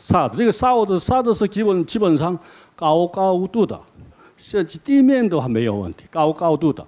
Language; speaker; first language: Chinese; non-native, learner; Korean